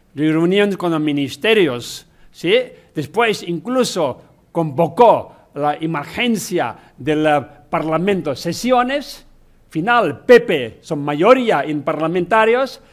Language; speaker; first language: Spanish; non-native, learner; Chinese